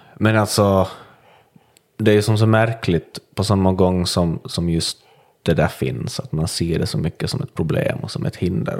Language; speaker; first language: Swedish; native; Swedish